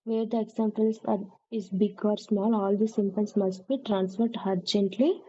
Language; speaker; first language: English; non-native, local second language; Kannada